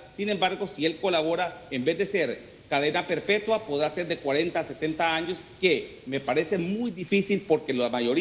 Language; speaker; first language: Spanish; native; Spanish